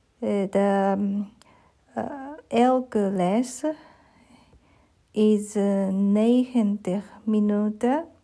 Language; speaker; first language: Dutch; non-native, learner; German